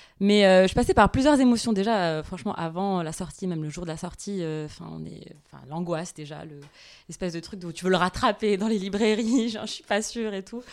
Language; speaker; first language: French; non-native, local second language; Arabic